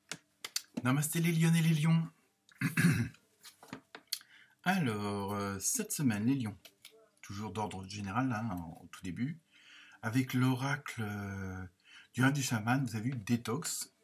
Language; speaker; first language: French; native; French